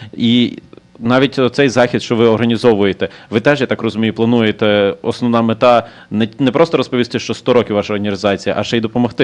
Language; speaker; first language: Ukrainian; native; Ukrainian